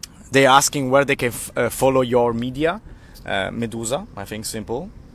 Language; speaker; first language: English; non-native, fluent; Italian